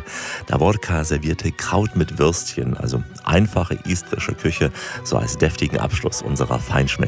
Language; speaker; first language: German; native; German